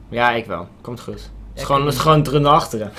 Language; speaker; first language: Dutch; native; Dutch